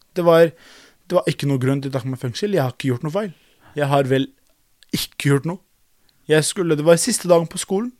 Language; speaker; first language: Norwegian; non-native, fluent; Arabic